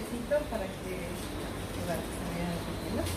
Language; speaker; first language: Spanish; native; Spanish